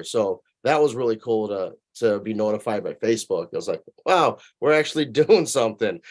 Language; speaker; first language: English; native; English